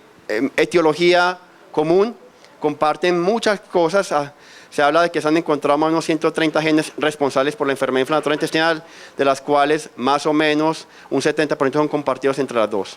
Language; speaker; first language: Spanish; native; Spanish